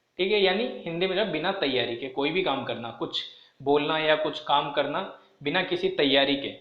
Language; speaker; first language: Hindi; native; Hindi